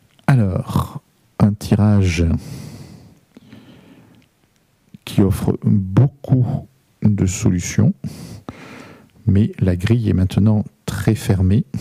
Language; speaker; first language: French; native; French